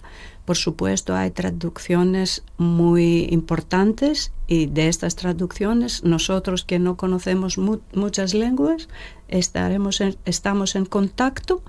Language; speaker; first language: Spanish; non-native, fluent; Greek